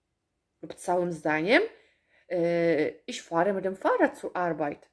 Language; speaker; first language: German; non-native, fluent; Polish